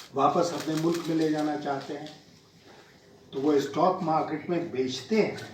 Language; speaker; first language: Hindi; native; Hindi